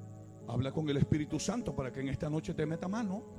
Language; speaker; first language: Spanish; native; Spanish